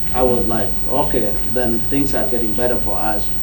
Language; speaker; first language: English; early bilingual, other home language; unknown